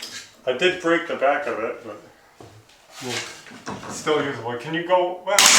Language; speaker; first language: English; native; English